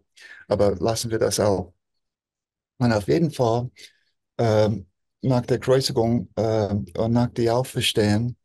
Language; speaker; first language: German; non-native, fluent; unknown